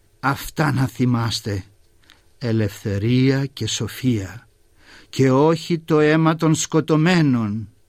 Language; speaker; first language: Greek; native; Greek